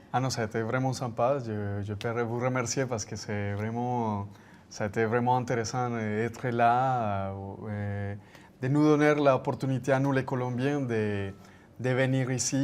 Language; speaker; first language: French; non-native, fluent; Spanish